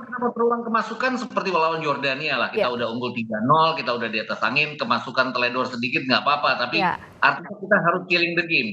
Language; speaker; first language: Indonesian; native; Indonesian